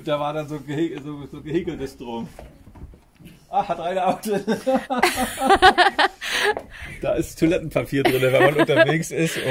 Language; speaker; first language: German; native; German